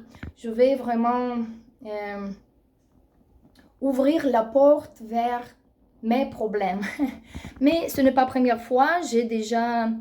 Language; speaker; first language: French; non-native, fluent; Russian